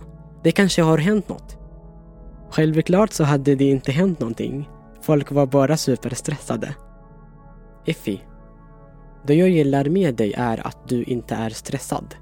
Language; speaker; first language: Swedish; non-native, fluent; Tigrinya